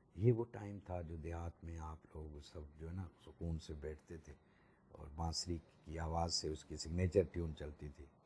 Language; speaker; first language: Urdu; non-native, local second language; Sindhi